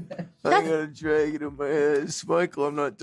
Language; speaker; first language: English; native; English